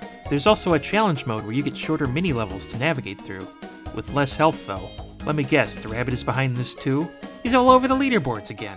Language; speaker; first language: English; native; English